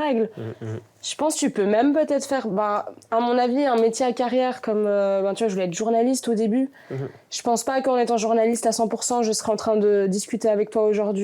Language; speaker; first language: French; native; French